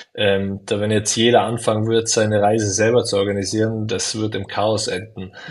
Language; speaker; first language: German; native; German